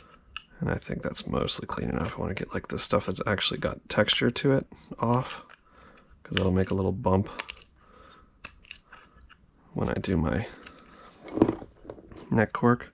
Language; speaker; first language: English; native; English